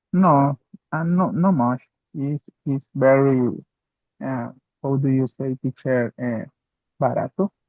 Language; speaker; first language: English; non-native, learner; Spanish